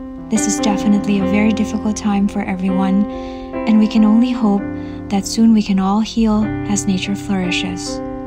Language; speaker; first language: English; non-native, fluent; Indonesian